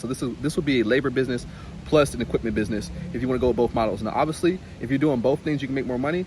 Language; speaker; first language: English; native; English